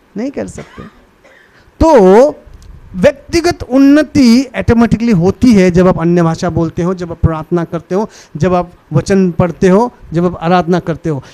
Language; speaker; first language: Hindi; non-native, local second language; Marathi